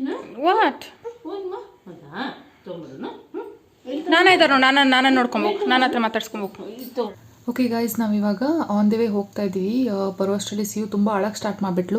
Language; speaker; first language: Kannada; native; Kannada